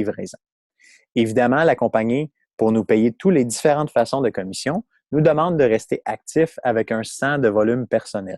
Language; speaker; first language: French; native; French